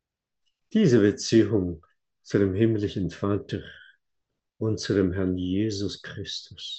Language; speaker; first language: German; non-native, fluent; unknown